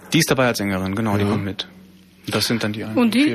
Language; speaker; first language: German; native; German